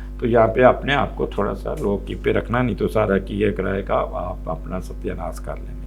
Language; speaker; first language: Urdu; non-native, local second language; Punjabi